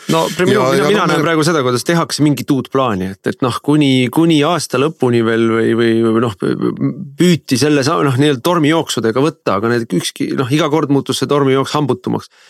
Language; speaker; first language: Estonian; native; Estonian